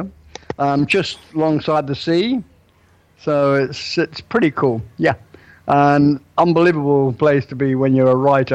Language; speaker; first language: English; native; English